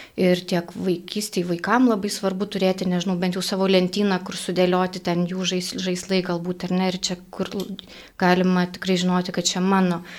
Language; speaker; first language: Lithuanian; native; Lithuanian